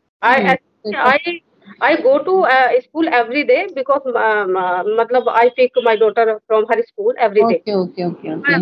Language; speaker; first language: English; non-native, learner; Hindi